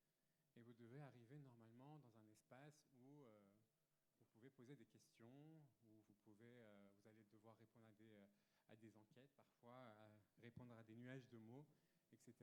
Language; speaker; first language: French; native; French